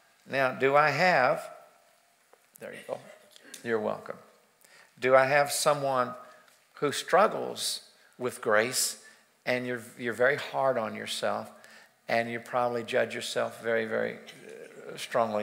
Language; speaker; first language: English; native; English